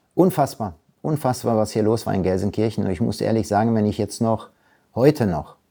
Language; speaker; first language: German; early bilingual, other home language; Polish